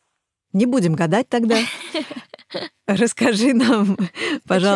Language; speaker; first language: Russian; native; Russian